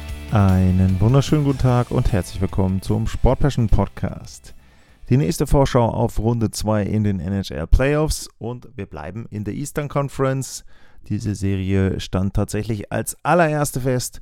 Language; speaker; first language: German; native; German